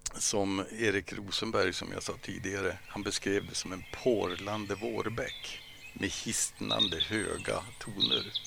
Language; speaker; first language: Swedish; native; Swedish